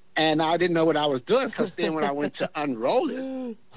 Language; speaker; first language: English; native; English